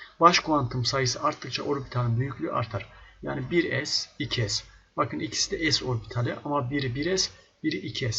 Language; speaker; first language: Turkish; native; Turkish